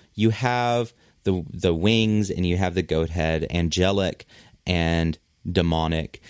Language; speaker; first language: English; native; English